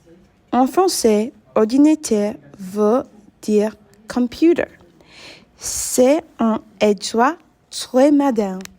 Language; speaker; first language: French; non-native, learner; English